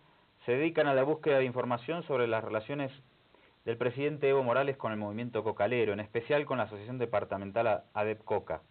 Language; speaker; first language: Spanish; native; Spanish